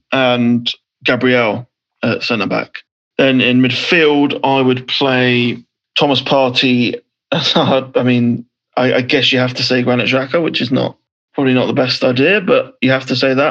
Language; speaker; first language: English; native; English